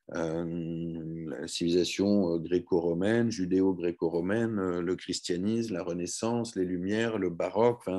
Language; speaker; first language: French; native; French